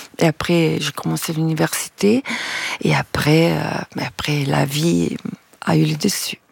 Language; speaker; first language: French; non-native, fluent; Italian